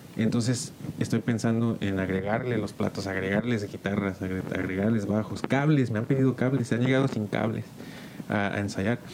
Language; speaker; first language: Spanish; early bilingual, heritage; Spanish